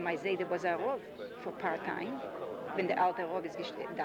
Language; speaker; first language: English; non-native, fluent; Yiddish